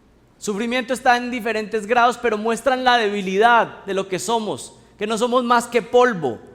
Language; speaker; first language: Spanish; native; Spanish